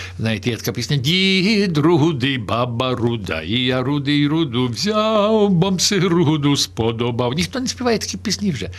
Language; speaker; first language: Ukrainian; early bilingual, heritage; Ukrainian